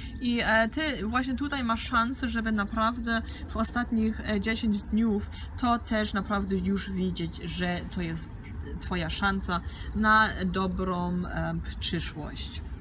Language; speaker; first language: Polish; early bilingual, heritage; Polish